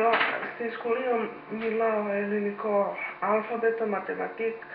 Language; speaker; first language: Greek; non-native, learner; Serbian